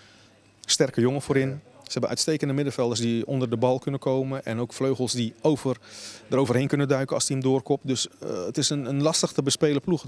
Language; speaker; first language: Dutch; native; Dutch